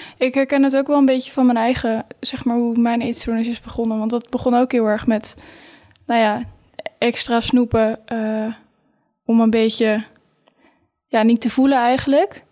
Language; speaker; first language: Dutch; native; Dutch